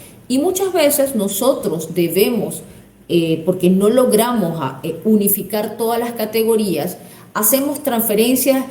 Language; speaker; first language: Spanish; native; Spanish